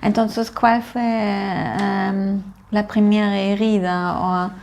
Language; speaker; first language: Spanish; non-native, fluent; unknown